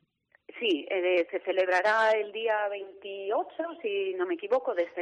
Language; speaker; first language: Spanish; native; Spanish